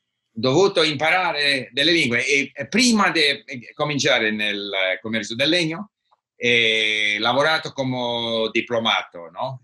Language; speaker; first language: Italian; non-native, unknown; English